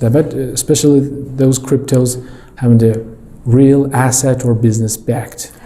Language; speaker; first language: English; non-native, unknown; Mongolian